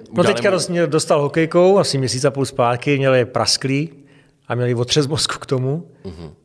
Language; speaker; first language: Czech; native; Czech